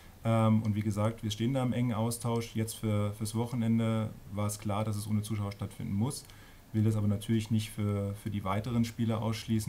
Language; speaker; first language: German; native; German